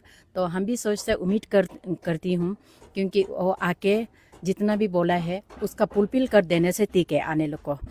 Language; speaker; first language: Hindi; non-native, local second language; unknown